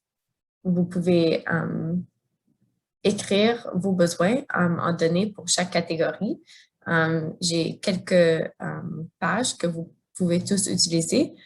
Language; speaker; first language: French; non-native, fluent; English